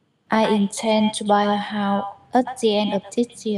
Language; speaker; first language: English; non-native, learner; Vietnamese